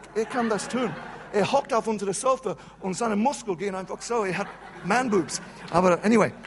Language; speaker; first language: German; non-native, fluent; English